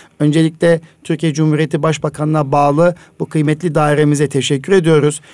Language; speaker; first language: Turkish; native; Turkish